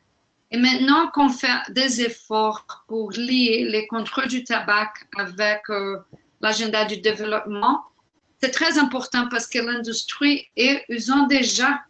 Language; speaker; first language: French; non-native, fluent; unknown